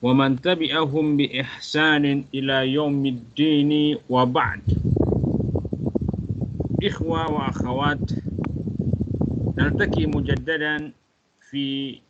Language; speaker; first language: Arabic; non-native, fluent; Malay